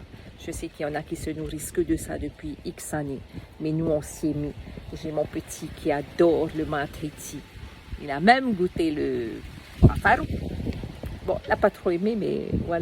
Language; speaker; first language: French; native; French